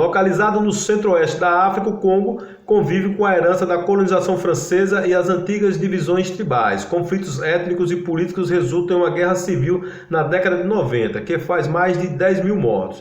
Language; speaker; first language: Portuguese; native; Portuguese